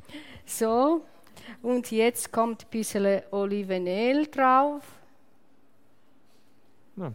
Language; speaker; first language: German; non-native, learner; Italian